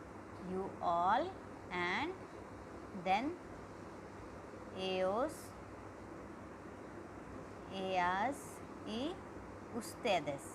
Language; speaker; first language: Spanish; non-native, learner; Hindi